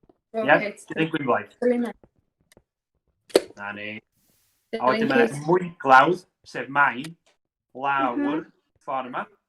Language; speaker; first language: Welsh; native; Welsh